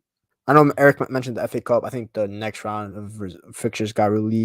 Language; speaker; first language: English; native; English